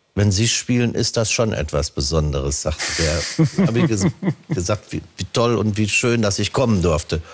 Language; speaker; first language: German; native; German